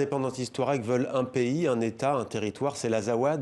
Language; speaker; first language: French; native; French